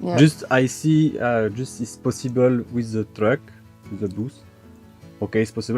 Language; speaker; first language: English; non-native, learner; French